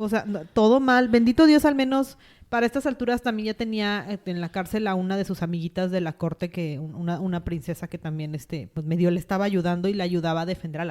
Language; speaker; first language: Spanish; native; Spanish